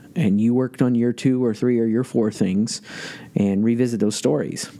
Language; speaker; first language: English; native; English